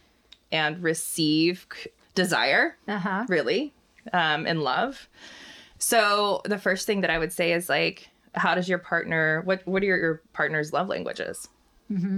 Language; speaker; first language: English; native; English